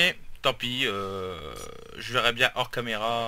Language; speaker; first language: French; native; French